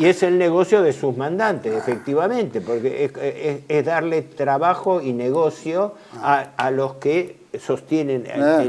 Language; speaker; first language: Spanish; native; Spanish